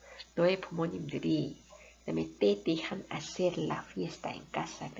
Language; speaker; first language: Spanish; non-native, fluent; Korean